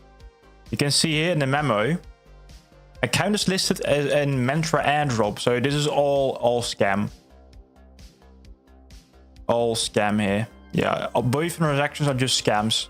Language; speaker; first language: English; non-native, fluent; Dutch